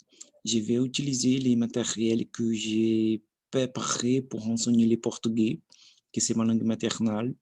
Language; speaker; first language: French; non-native, learner; Portuguese